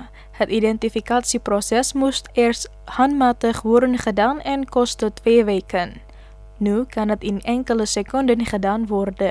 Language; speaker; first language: Dutch; non-native, fluent; Indonesian